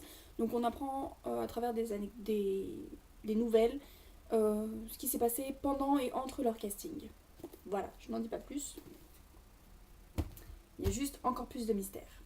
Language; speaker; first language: French; native; French